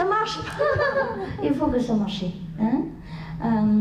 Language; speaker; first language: French; non-native, learner; Vietnamese